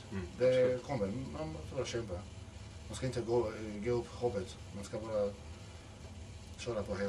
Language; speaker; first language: Swedish; non-native, fluent; Macedonian